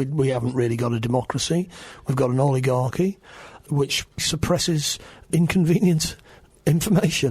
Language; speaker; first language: English; native; English